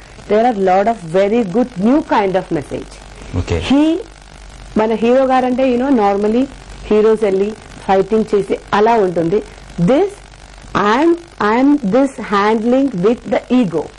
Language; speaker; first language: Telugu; non-native, fluent; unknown